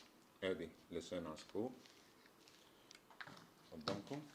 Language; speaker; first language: Arabic; native; Arabic